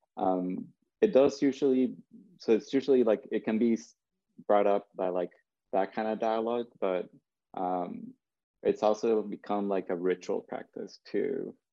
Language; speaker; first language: English; early bilingual, other home language; Spanish